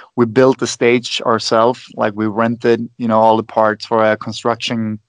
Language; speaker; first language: English; non-native, fluent; Swedish